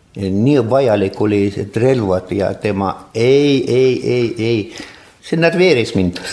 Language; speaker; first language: Estonian; non-native, local second language; Russian